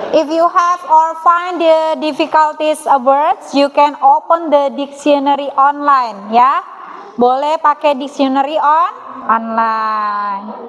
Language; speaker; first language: English; non-native, learner; Indonesian